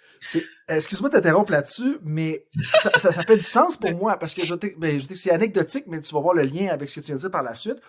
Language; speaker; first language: French; native; French